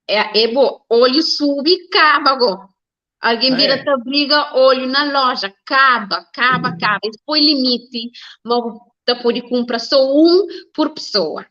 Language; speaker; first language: Portuguese; non-native, learner; Kabuverdianu